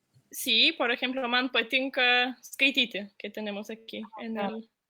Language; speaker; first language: Spanish; non-native, fluent; Lithuanian